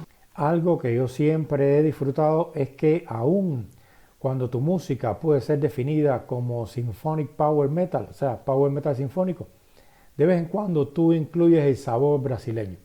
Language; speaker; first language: Spanish; native; Spanish